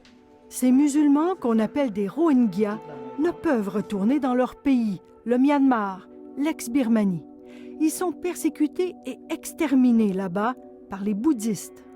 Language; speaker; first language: French; native; French